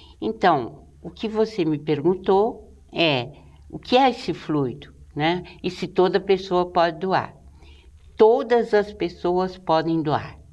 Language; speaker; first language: Portuguese; native; Portuguese